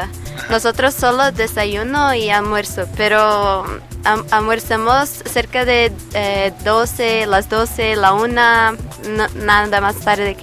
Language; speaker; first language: Spanish; non-native, learner; Portuguese